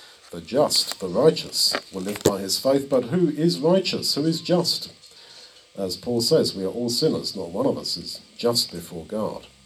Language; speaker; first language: English; native; English